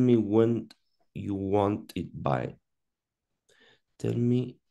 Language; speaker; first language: English; non-native, learner; Spanish